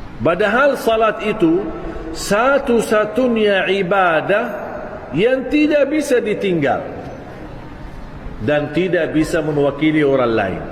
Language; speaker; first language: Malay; non-native, fluent; Arabic